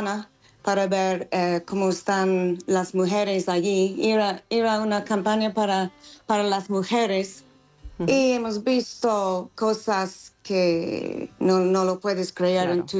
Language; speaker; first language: Spanish; non-native, fluent; English